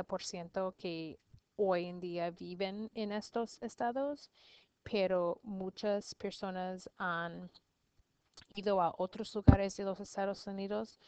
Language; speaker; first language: Spanish; non-native, learner; English